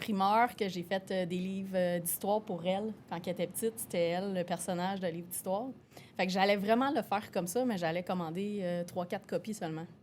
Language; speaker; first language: French; native; French